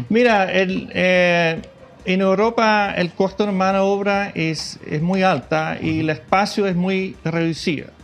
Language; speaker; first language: Spanish; non-native, fluent; Dutch